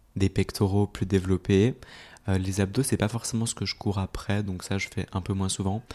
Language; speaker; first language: French; native; French